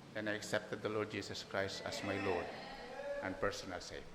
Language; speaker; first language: English; non-native, local second language; Filipino